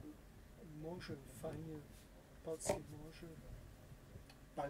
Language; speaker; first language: English; non-native, learner; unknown